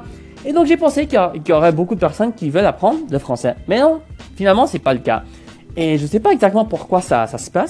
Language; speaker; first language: French; non-native, fluent; English